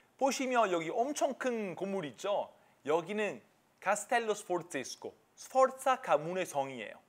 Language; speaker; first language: Korean; non-native, fluent; Italian